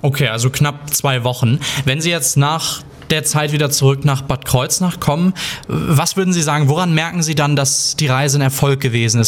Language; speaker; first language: German; native; German